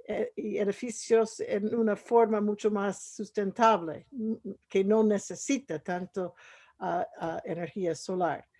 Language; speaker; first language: Spanish; non-native, fluent; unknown